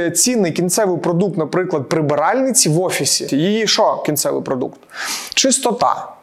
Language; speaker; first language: Ukrainian; non-native, local second language; Russian